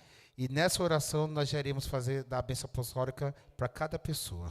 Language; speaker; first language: Portuguese; native; Portuguese